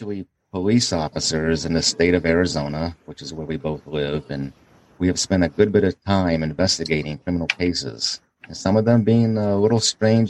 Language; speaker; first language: English; native; English